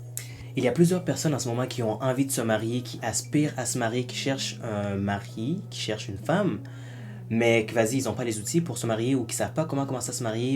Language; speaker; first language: French; native; French